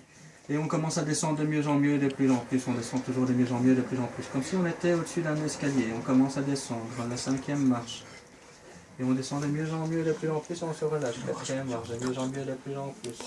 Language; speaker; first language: French; native; French